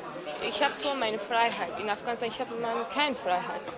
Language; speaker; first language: German; non-native, learner; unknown